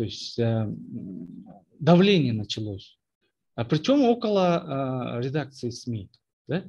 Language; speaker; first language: Russian; non-native, local second language; Kyrgyz